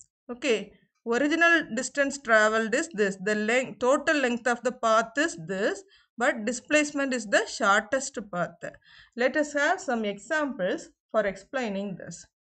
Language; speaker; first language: English; non-native, local second language; Tamil